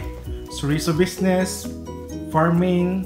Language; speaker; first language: English; non-native, local second language; Cebuano